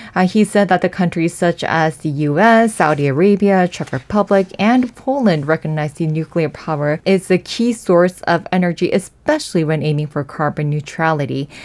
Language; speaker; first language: English; non-native, fluent; Korean